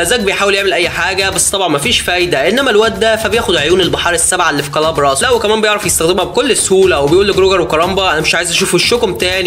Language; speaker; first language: Arabic; native; Arabic